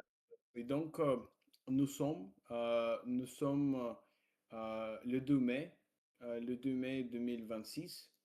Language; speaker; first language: French; non-native, learner; Russian